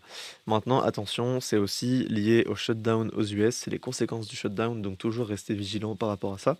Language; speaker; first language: French; native; French